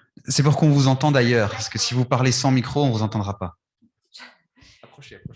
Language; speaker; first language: French; native; French